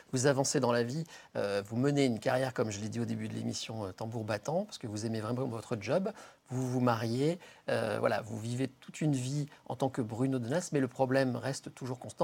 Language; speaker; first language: French; native; French